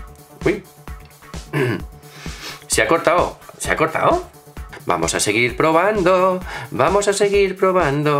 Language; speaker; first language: Spanish; native; Spanish